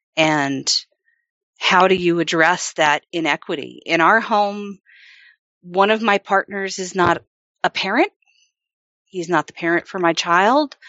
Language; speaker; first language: English; native; English